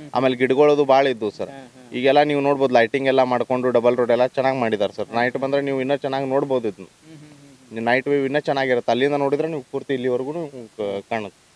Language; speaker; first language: Kannada; native; Kannada